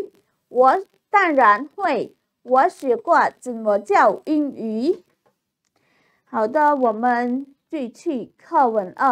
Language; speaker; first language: Chinese; non-native, fluent; Khmer